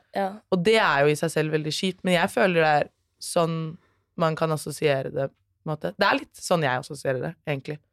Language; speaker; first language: Norwegian; native; Norwegian